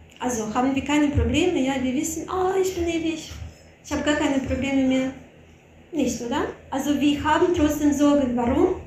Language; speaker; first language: German; non-native, fluent; Russian